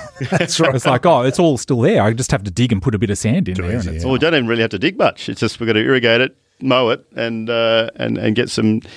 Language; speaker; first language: English; native; English